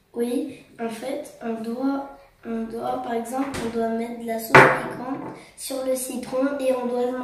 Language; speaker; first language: French; native; French